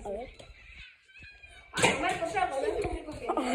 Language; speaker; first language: Spanish; native; Spanish